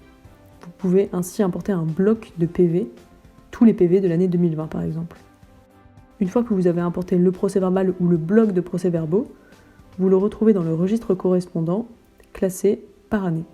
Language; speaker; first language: French; native; French